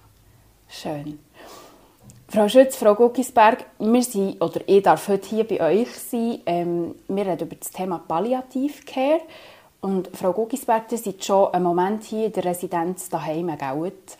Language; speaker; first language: German; native; German